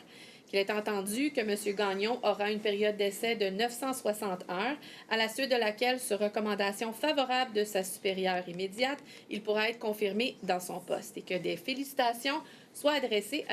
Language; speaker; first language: French; native; French